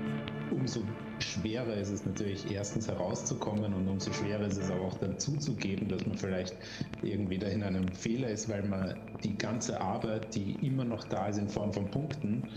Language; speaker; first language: German; native; German